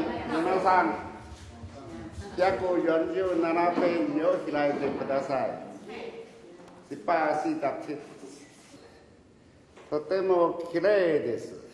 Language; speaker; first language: Japanese; non-native, learner; Hakka Chinese